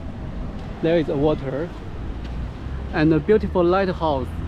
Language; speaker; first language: English; non-native, learner; Chinese